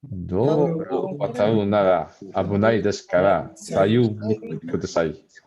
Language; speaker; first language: Japanese; non-native, learner; English